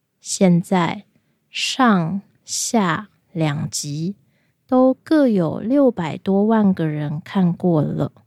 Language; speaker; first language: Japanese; non-native, fluent; Chinese